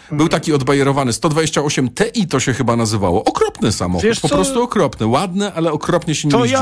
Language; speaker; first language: Polish; native; Polish